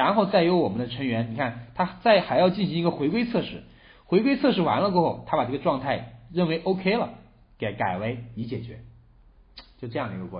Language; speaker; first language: Chinese; native; Chinese